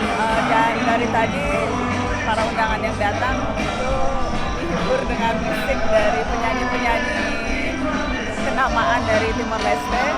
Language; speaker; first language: Indonesian; native; Indonesian